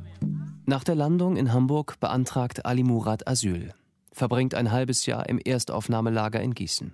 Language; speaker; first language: German; native; German